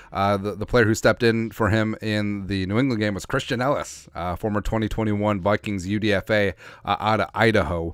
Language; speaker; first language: English; native; English